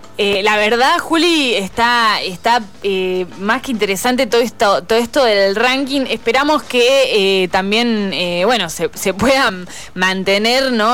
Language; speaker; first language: Spanish; native; Spanish